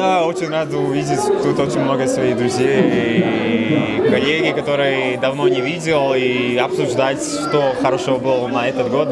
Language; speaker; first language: Russian; non-native, fluent; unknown